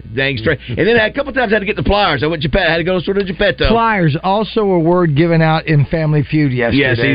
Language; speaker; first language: English; native; English